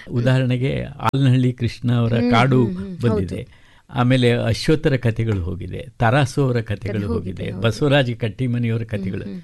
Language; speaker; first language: Kannada; native; Kannada